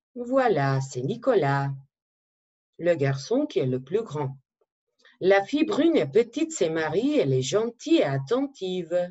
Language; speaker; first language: French; non-native, fluent; Macedonian